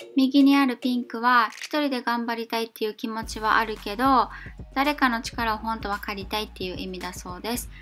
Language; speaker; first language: Japanese; native; Japanese